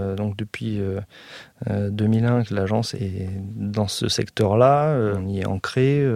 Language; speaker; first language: French; native; French